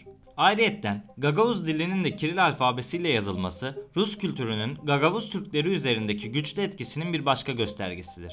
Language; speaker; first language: Turkish; native; Turkish